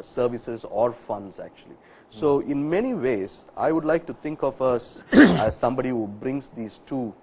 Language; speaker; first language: English; non-native, local second language; Tamil